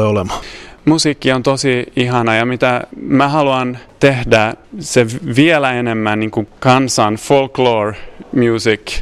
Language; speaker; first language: Finnish; non-native, fluent; Swedish